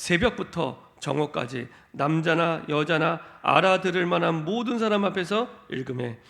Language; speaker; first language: Korean; native; Korean